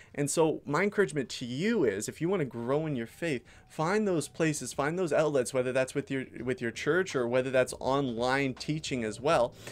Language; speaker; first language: English; native; English